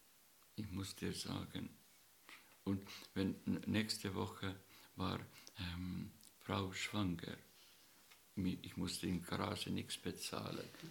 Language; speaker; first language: German; non-native, learner; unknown